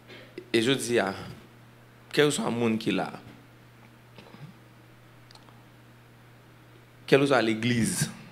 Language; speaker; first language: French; non-native, local second language; Haitian Creole